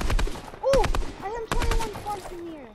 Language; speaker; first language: English; native; English